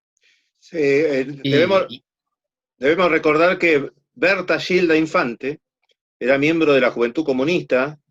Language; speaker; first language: Spanish; native; Spanish